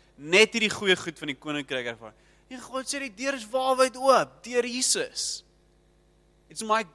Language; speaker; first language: Afrikaans; native; Afrikaans